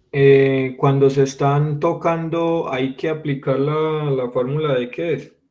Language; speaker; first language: Spanish; native; Spanish